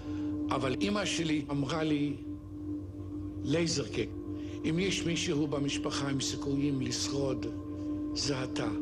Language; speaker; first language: Hebrew; non-native, fluent; Yiddish